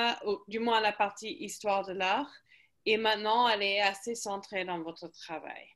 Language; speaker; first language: French; non-native, fluent; English